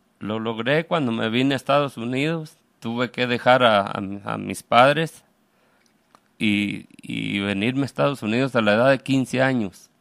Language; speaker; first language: Spanish; native; Spanish